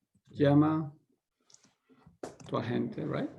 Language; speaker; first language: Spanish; early bilingual, heritage; Spanish